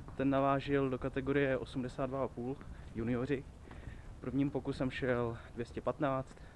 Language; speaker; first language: Czech; early bilingual, other home language; Vietnamese